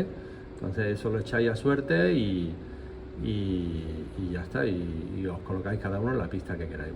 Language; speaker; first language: Spanish; native; Spanish